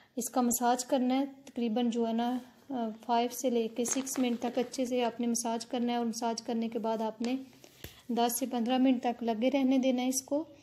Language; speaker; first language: Urdu; native; Urdu